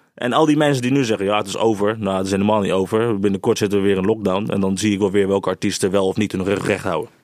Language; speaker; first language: Dutch; native; Dutch